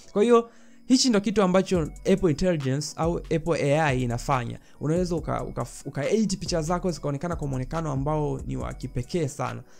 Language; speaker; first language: Swahili; native; Swahili